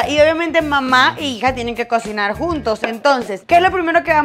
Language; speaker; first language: Spanish; native; Spanish